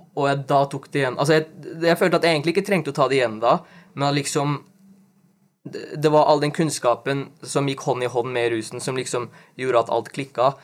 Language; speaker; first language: Norwegian; early bilingual, other home language; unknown